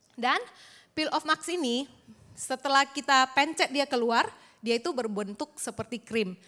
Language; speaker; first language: Indonesian; native; Indonesian